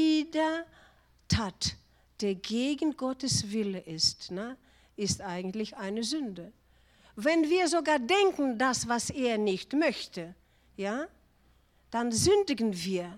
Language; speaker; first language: German; non-native, fluent; Russian